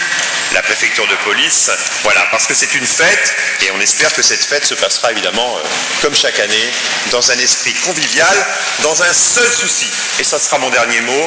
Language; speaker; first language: French; native; French